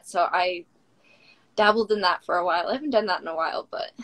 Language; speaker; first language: English; native; English